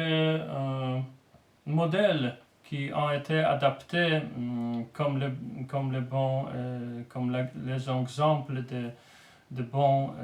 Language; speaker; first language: French; non-native, learner; Polish